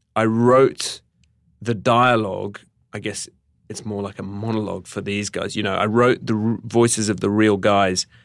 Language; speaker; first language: English; native; English